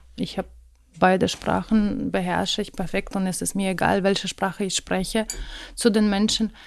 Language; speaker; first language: German; non-native, fluent; Ukrainian